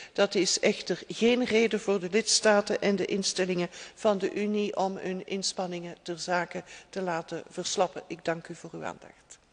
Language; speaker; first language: Dutch; native; Dutch